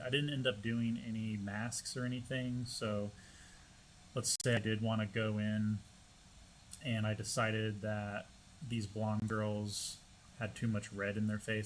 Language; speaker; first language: English; native; English